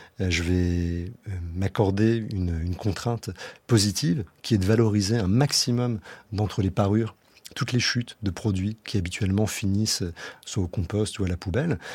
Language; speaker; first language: French; native; French